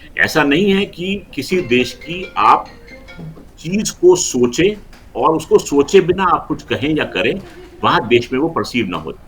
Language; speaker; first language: Hindi; non-native, local second language; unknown